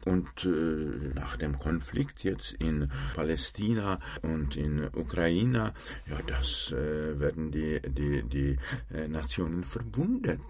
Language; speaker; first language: German; non-native, fluent; Czech